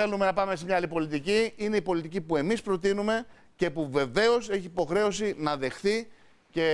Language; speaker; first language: Greek; native; Greek